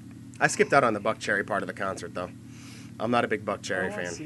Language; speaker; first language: English; native; English